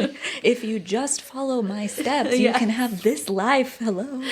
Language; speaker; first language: English; native; English